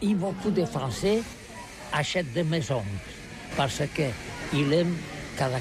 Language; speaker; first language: French; non-native, learner; Catalan